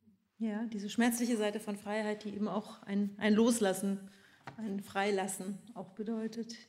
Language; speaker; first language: German; native; German